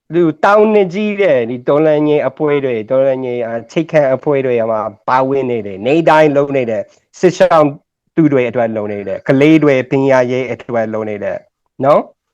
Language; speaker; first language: Burmese; non-native, learner; English